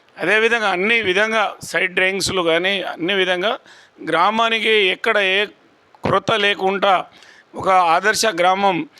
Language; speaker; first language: Telugu; non-native, local second language; Lambadi